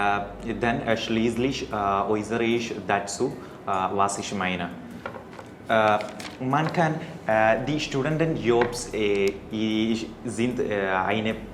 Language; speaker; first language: German; non-native, learner; Malayalam